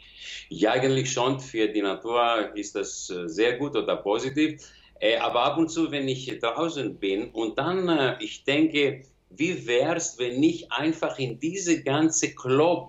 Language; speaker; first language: German; non-native, learner; Greek